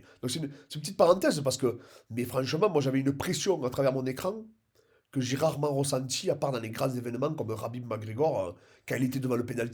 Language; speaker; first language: French; native; French